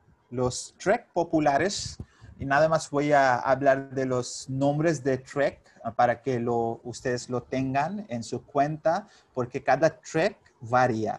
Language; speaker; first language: Spanish; non-native, fluent; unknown